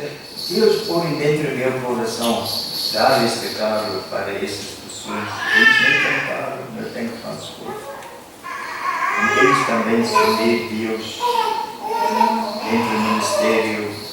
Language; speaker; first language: Portuguese; non-native, learner; English